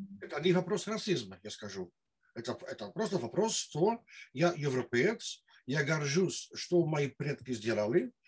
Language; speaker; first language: Russian; non-native, learner; Dutch